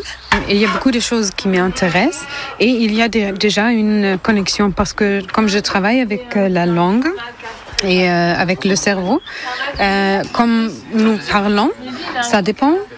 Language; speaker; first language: French; non-native, learner; German